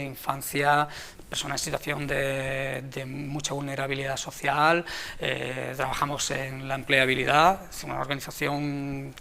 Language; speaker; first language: Spanish; native; Spanish